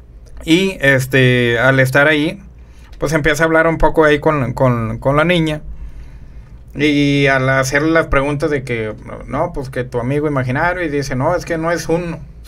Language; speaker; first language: Spanish; native; Spanish